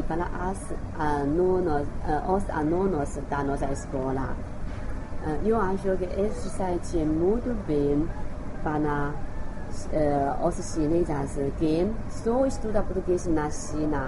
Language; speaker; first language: Portuguese; non-native, learner; Chinese